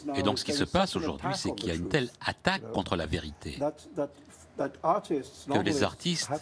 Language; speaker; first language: French; non-native, fluent; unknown